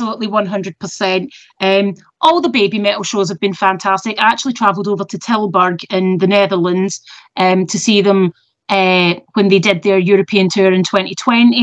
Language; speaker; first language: English; native; English